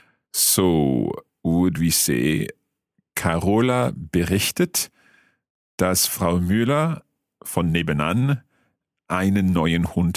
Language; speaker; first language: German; non-native, fluent; English